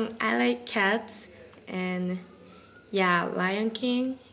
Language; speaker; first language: English; non-native, learner; Japanese